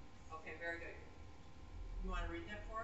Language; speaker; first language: English; native; English